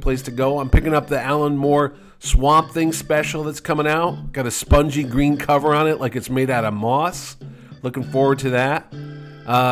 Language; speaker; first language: English; native; English